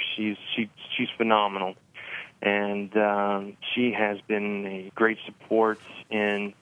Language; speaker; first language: English; native; English